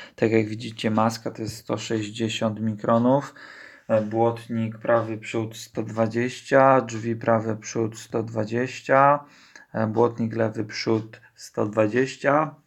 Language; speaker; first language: Polish; native; Polish